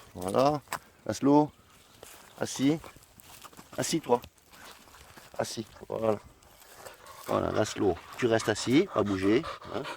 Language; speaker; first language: French; native; French